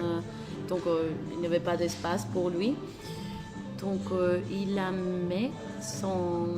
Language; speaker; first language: French; non-native, learner; Spanish